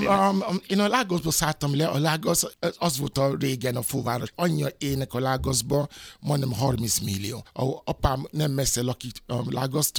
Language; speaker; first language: Hungarian; non-native, learner; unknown